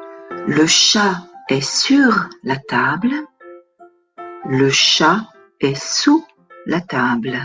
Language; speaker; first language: French; non-native, learner; Bangla